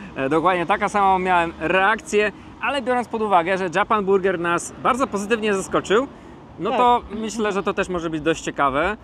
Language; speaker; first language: Polish; native; Polish